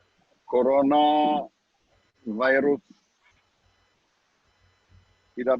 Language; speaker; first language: Indonesian; non-native, learner; Hebrew